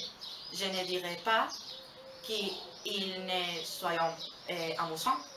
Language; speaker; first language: French; non-native, learner; Spanish